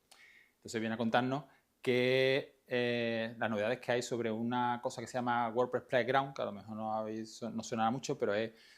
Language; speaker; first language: Spanish; native; Spanish